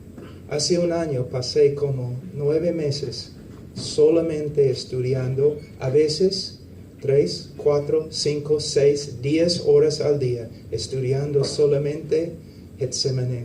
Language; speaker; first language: Spanish; non-native, fluent; English